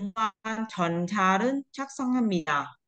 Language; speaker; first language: Korean; non-native, learner; Vietnamese